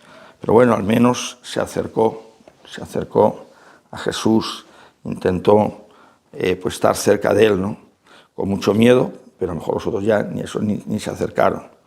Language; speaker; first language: Spanish; native; Spanish